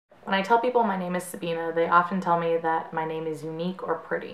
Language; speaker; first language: English; native; English